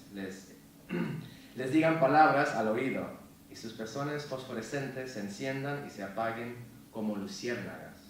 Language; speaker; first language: Spanish; early bilingual, other home language; English